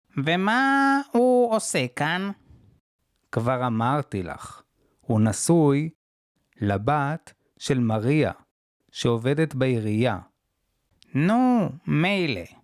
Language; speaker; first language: Hebrew; native; Hebrew